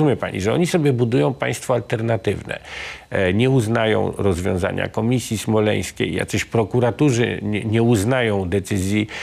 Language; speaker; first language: Polish; native; Polish